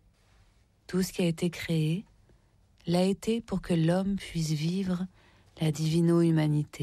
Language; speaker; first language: French; native; French